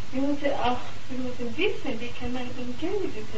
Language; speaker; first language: German; non-native, learner; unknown